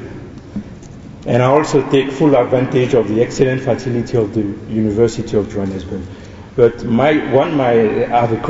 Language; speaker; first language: English; non-native, fluent; French